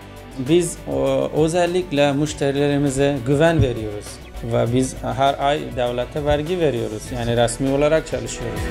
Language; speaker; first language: Turkish; non-native, fluent; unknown